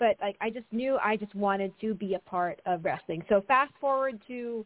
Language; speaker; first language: English; non-native, local second language; Filipino